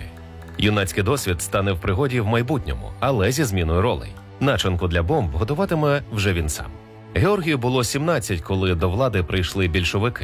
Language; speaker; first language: Ukrainian; native; Ukrainian